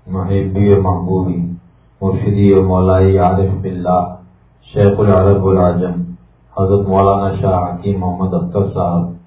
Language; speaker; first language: Urdu; native; Urdu